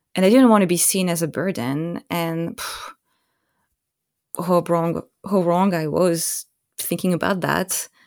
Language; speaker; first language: English; non-native, fluent; French